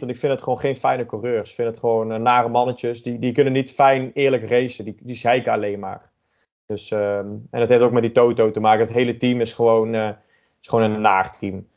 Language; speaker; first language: Dutch; native; Dutch